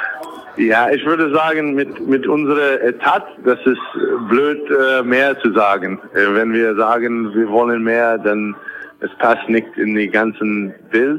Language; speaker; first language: German; non-native, fluent; English